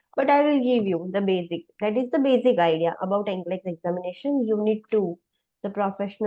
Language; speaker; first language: English; non-native, local second language; Gujarati